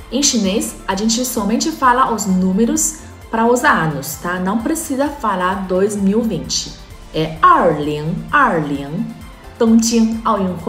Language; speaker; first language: Portuguese; non-native, fluent; Chinese